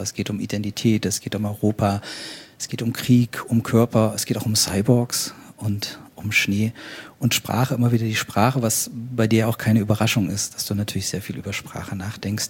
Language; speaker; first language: German; native; German